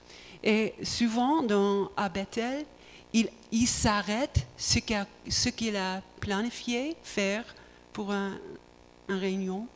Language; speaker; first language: French; non-native, learner; English